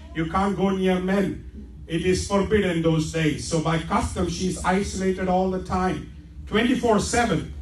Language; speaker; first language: English; non-native, local second language; Malayalam